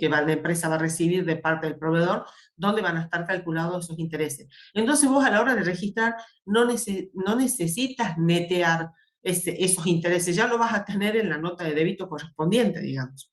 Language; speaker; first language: Spanish; native; Spanish